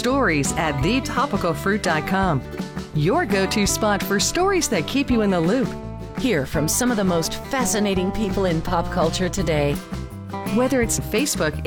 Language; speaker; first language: English; non-native, fluent; French